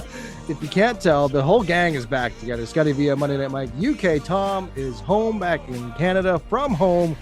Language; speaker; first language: English; native; English